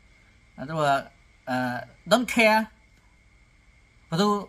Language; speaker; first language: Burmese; non-native, learner; Khmer